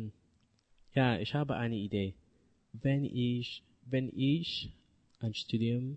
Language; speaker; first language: German; non-native, learner; English